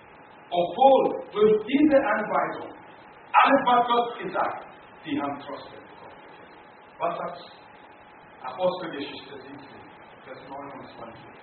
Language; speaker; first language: German; non-native, learner; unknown